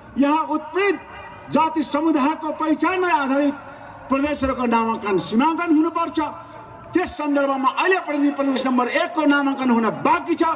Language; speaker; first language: Nepali; non-native, local second language; Sherpa